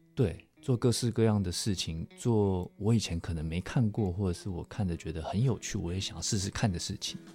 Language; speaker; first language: Chinese; native; Chinese